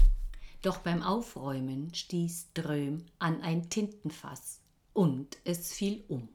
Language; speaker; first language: German; native; German